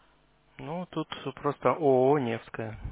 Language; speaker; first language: Russian; native; Russian